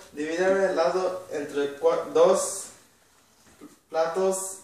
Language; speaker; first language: Spanish; non-native, learner; English